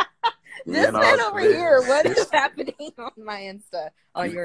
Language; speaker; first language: English; native; English